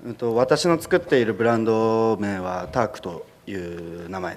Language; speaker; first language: Japanese; native; Japanese